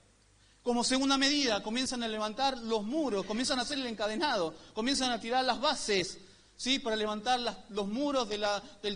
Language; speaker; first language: Spanish; native; Spanish